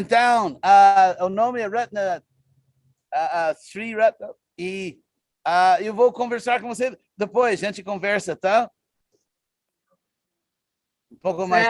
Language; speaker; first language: Portuguese; non-native, fluent; English